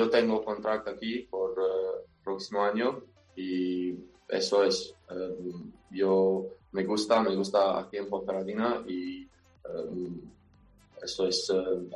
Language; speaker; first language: Spanish; non-native, learner; Romanian